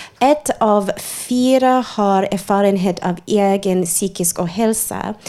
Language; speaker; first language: Swedish; non-native, fluent; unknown